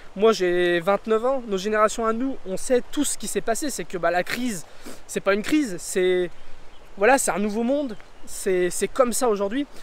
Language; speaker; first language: French; native; French